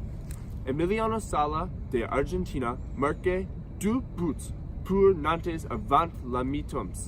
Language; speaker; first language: French; non-native, learner; English